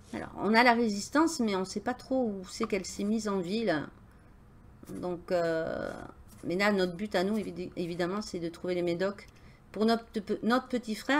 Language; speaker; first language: French; native; French